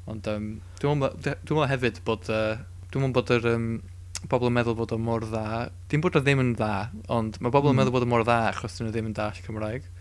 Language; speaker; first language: Welsh; native; Welsh